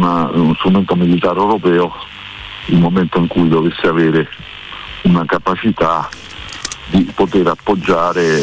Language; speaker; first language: Italian; native; Italian